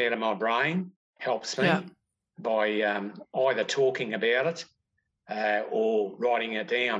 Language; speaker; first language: English; native; English